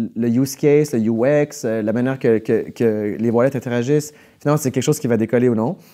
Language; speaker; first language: French; native; French